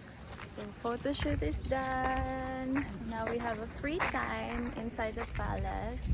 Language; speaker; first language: English; non-native, local second language; Filipino